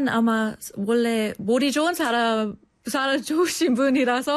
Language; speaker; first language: Korean; non-native, fluent; English